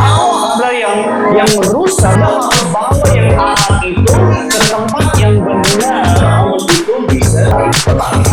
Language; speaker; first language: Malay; non-native, learner; English